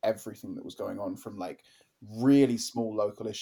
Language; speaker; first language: English; native; English